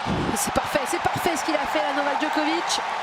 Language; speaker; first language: French; native; French